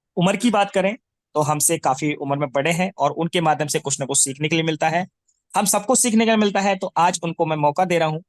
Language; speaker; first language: Hindi; native; Hindi